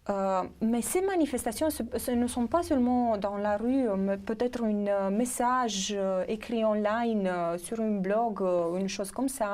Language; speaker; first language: French; non-native, fluent; Romanian